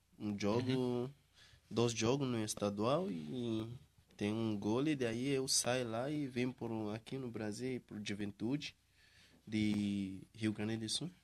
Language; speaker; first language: Portuguese; non-native, learner; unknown